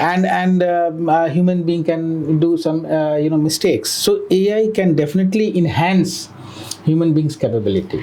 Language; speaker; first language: English; non-native, local second language; Bangla